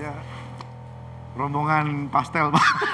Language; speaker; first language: Indonesian; native; Indonesian